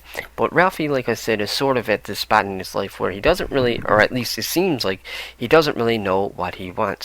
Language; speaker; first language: English; native; English